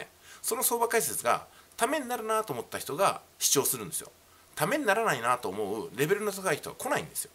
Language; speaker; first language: Japanese; native; Japanese